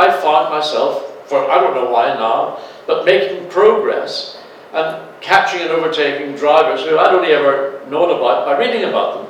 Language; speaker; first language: English; native; English